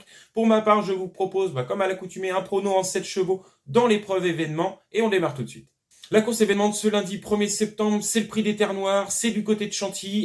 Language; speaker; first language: French; native; French